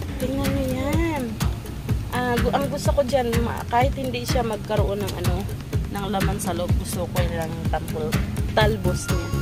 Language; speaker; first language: Filipino; non-native, local second language; Cebuano